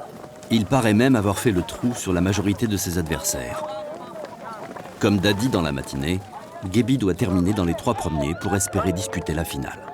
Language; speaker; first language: French; native; French